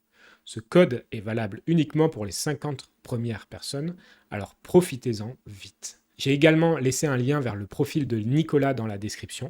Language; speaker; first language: French; native; French